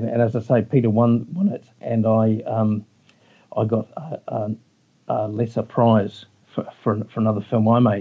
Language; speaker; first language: English; native; English